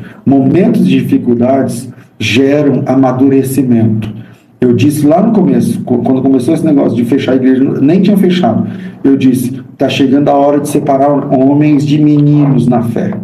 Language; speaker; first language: Portuguese; native; Portuguese